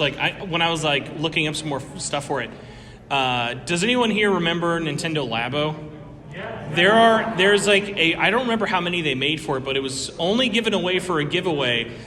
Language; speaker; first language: English; native; English